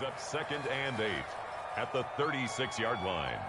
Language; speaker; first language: English; native; English